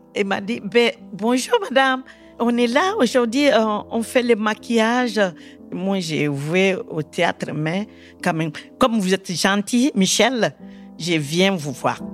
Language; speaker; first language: French; non-native, local second language; Bambara